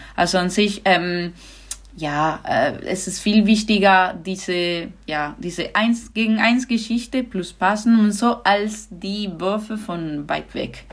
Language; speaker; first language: German; non-native, fluent; Spanish